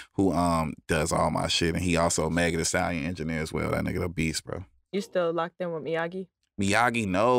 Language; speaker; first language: English; native; English